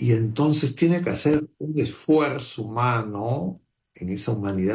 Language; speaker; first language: Spanish; native; Spanish